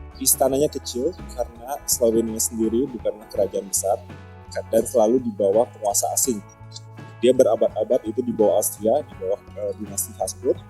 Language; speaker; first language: Indonesian; native; Indonesian